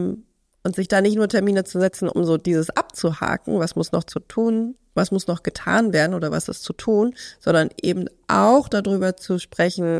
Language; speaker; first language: German; native; German